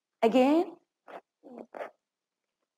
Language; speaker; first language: English; non-native, fluent; Arabic